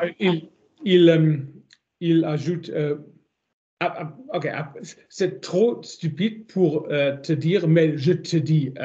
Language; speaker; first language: French; non-native, learner; German